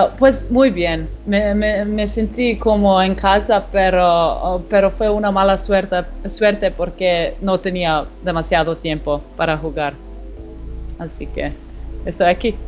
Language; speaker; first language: Spanish; non-native, learner; Slovenian